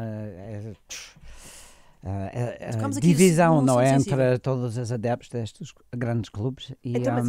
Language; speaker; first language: Portuguese; non-native, learner; English